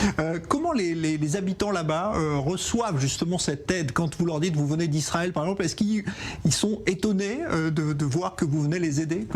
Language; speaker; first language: French; native; French